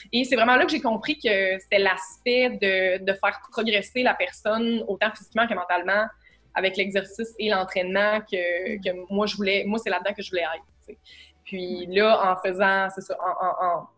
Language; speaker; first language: French; native; French